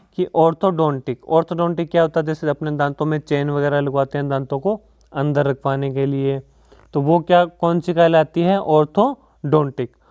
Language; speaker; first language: Hindi; native; Hindi